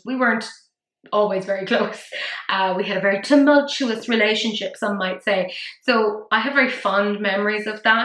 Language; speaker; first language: English; native; English